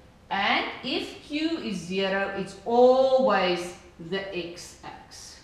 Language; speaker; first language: English; non-native, local second language; Afrikaans